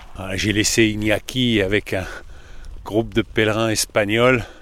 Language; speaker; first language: French; native; French